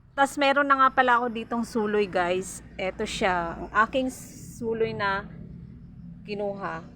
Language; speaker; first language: Filipino; non-native, local second language; Waray